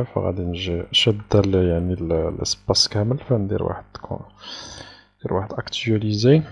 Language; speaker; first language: Arabic; native; Arabic